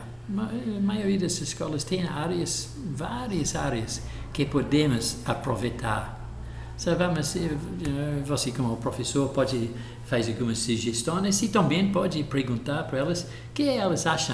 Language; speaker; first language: Portuguese; non-native, local second language; English